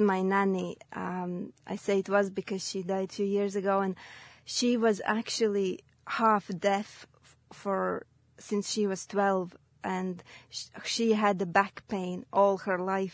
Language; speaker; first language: English; non-native, fluent; Latvian